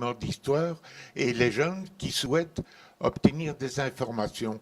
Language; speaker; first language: French; native; French